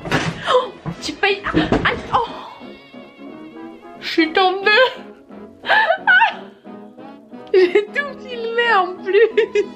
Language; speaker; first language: French; native; French